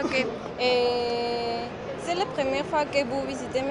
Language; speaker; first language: French; non-native, learner; Spanish